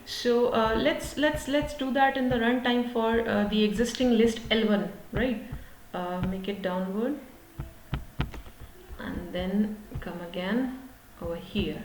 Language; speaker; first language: English; non-native, local second language; Hindi